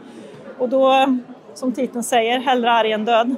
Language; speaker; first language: Swedish; native; Swedish